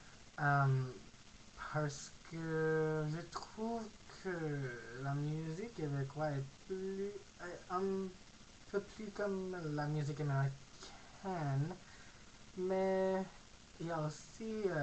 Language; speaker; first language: French; non-native, learner; English